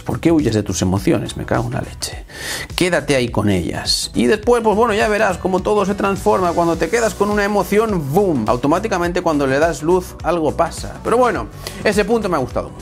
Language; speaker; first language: Spanish; native; Spanish